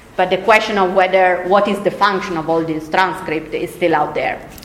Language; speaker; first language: English; non-native, fluent; Italian